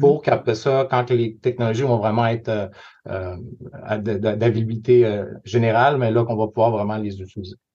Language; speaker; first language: French; native; French